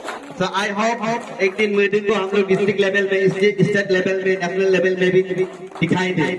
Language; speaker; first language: Hindi; non-native, local second language; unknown